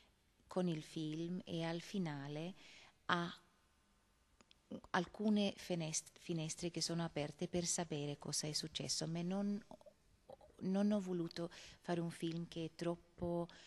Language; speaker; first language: Italian; non-native, fluent; Swedish